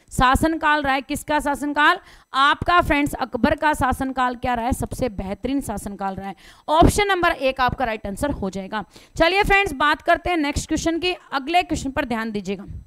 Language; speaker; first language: Hindi; native; Hindi